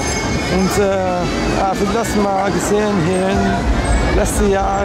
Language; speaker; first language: German; non-native, learner; Dutch